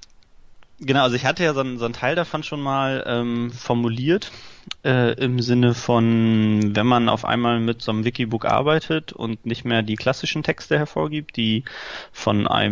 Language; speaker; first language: German; native; German